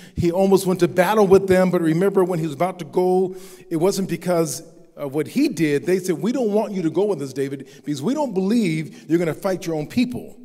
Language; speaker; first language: English; native; English